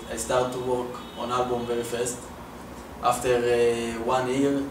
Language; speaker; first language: English; non-native, learner; Hebrew